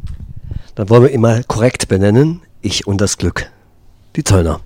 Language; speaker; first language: German; native; German